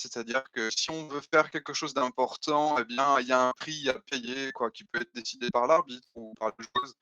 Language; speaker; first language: French; native; French